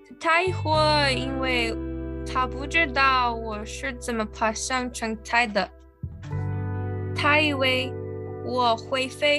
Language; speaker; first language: Chinese; non-native, learner; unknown